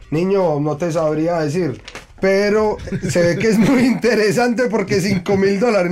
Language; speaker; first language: Spanish; native; Spanish